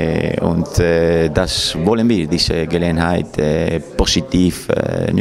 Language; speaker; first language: German; non-native, fluent; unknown